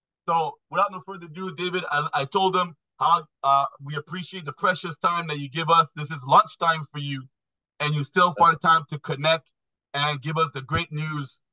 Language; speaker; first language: English; non-native, fluent; French